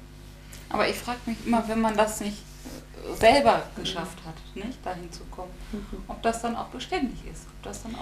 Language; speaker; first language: German; native; German